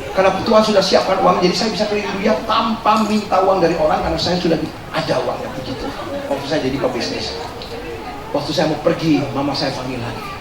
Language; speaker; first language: Indonesian; early bilingual, heritage; Indonesian